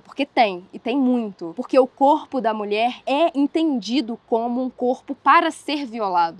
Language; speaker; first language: Portuguese; native; Portuguese